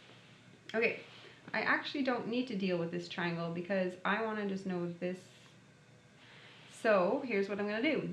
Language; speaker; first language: English; native; English